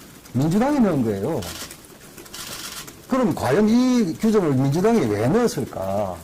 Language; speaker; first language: Korean; native; Korean